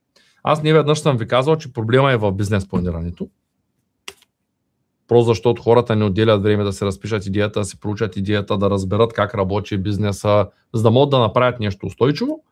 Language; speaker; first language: Bulgarian; native; Bulgarian